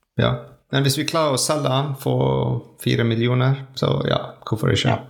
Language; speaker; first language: Norwegian; non-native, learner; French